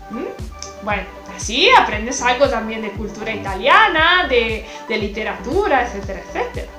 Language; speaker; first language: Spanish; non-native, fluent; Italian